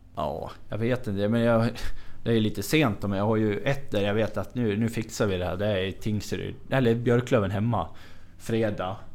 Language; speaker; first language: Swedish; native; Swedish